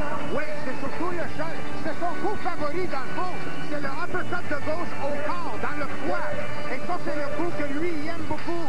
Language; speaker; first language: French; native; French